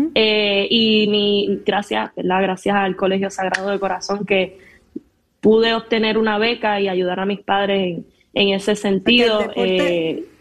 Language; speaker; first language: Spanish; native; Spanish